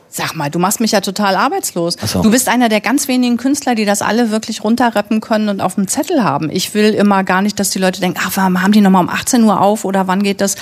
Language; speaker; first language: German; native; German